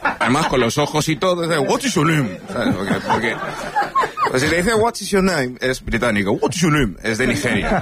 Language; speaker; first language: Spanish; early bilingual, other home language; English